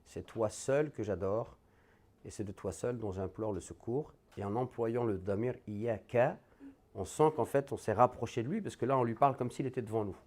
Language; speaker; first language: French; native; French